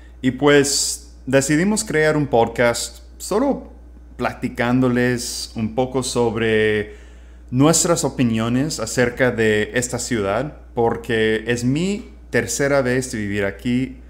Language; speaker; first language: Spanish; non-native, fluent; English